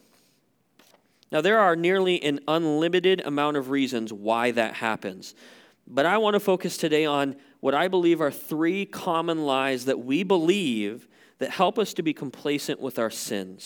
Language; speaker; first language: English; native; English